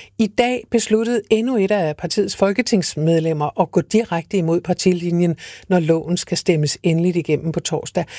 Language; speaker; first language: Danish; native; Danish